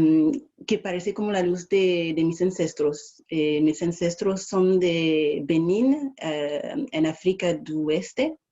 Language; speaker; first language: Spanish; non-native, fluent; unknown